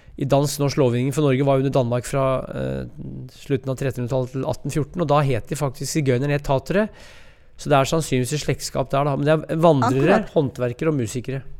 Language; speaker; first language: Norwegian; native; Norwegian